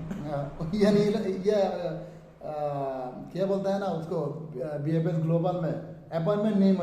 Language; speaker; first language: Hindi; non-native, learner; Bangla